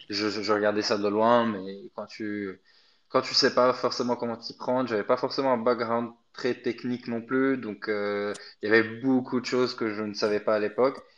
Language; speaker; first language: French; non-native, fluent; Arabic